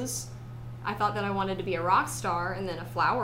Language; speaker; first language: English; native; English